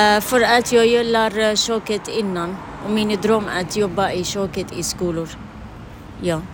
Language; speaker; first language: Swedish; non-native, learner; Arabic